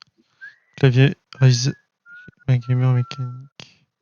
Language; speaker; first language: French; native; French